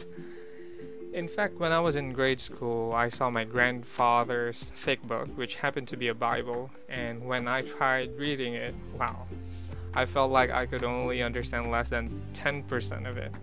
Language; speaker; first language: English; non-native, local second language; Pangasinan